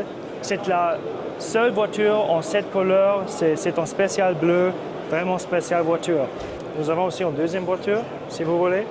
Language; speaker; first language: French; non-native, fluent; German